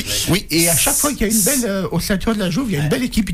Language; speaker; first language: French; native; French